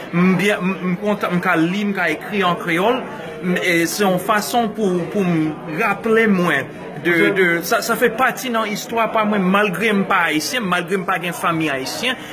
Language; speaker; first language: Haitian Creole; non-native, fluent; English